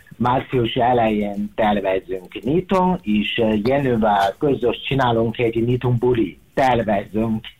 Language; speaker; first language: Hungarian; non-native, learner; Chinese